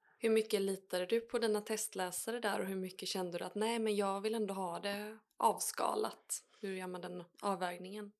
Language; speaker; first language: Swedish; native; Swedish